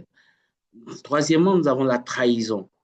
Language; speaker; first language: French; non-native, local second language; Haitian Creole